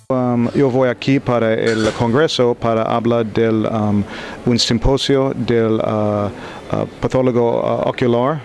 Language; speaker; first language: Spanish; non-native, learner; English